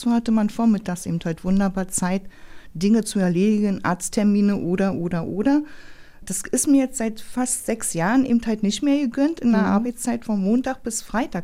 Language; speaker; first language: German; native; German